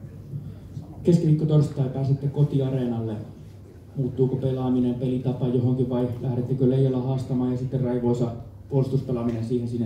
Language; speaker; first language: Finnish; native; Finnish